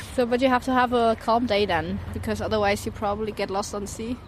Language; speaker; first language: English; non-native, fluent; German